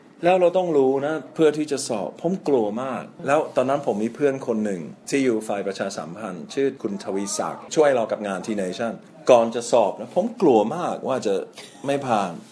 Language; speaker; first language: Thai; non-native, fluent; English